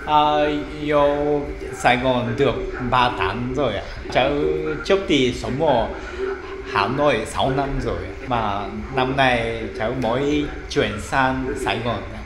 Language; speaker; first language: Vietnamese; non-native, fluent; Japanese